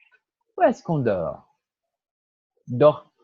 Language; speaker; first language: French; non-native, fluent; Portuguese